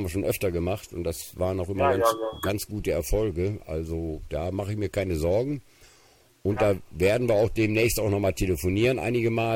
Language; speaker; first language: German; native; German